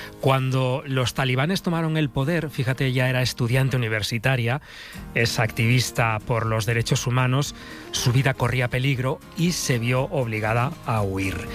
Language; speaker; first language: Spanish; native; Spanish